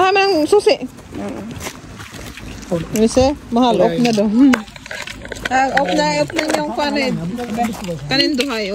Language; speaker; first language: Swedish; non-native, learner; Cebuano